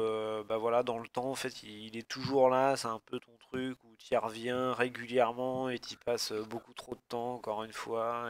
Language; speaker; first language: French; native; French